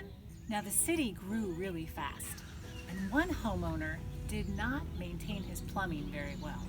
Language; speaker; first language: English; native; English